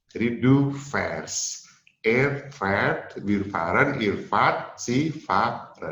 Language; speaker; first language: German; non-native, fluent; Indonesian